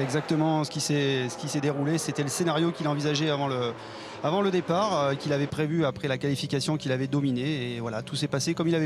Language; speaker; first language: French; native; French